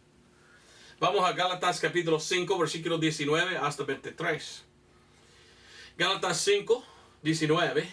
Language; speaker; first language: Spanish; non-native, fluent; English